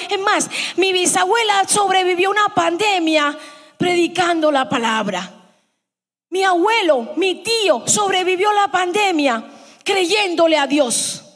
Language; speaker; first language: Spanish; early bilingual, heritage; Spanish